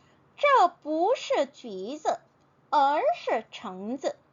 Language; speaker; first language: Chinese; non-native, fluent; Korean